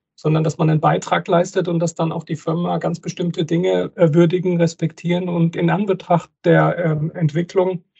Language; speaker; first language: German; native; German